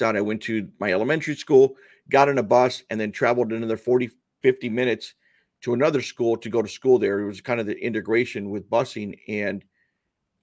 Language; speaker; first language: English; early bilingual, other home language; Spanish